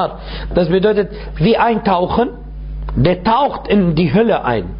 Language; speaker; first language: German; non-native, fluent; Arabic